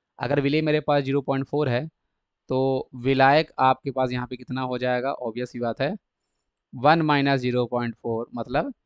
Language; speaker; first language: Hindi; native; Hindi